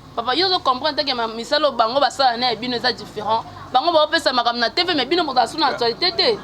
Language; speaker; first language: Lingala; native; Lingala